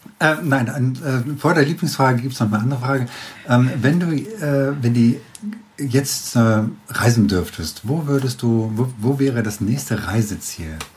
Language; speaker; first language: German; native; German